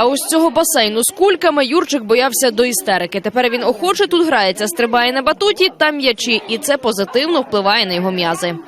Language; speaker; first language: Ukrainian; native; Ukrainian